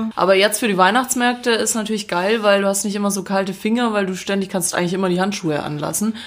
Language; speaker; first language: German; native; German